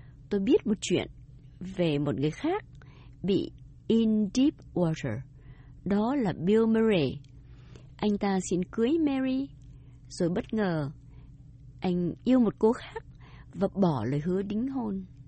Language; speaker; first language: Vietnamese; native; Vietnamese